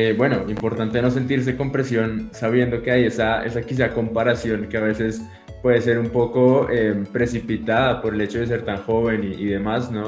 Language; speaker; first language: Spanish; native; Spanish